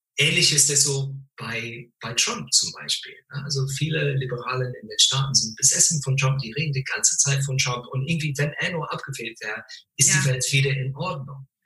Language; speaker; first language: German; non-native, fluent; English